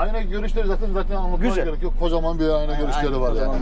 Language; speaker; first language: Turkish; native; Turkish